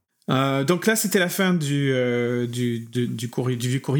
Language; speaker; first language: French; native; French